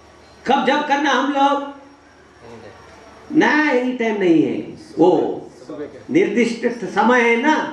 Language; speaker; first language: Hindi; non-native, learner; English